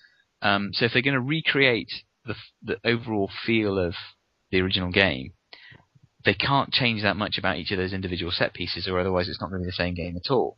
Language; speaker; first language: English; native; English